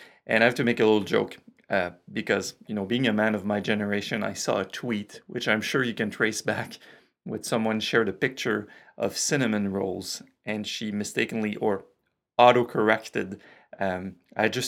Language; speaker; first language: English; non-native, fluent; French